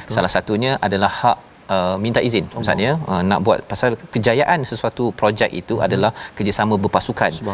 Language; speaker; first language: Malay; native; Malay